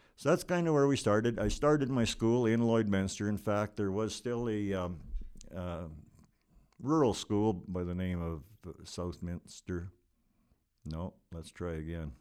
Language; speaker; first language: English; non-native, fluent; Ukrainian